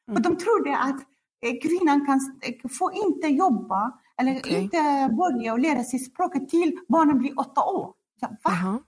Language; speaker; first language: Swedish; non-native, fluent; Arabic